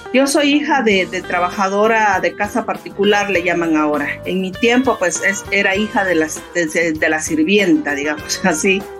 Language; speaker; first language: Spanish; native; Spanish